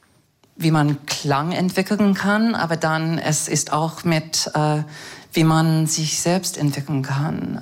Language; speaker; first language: German; non-native, fluent; English